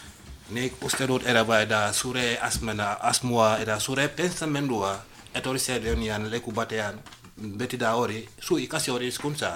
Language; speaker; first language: Basque; non-native, learner; Wolof